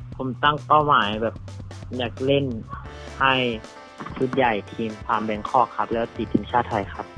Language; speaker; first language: Thai; early bilingual, heritage; Thai